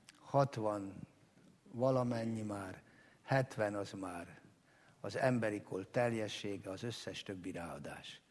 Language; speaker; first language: Hungarian; native; Hungarian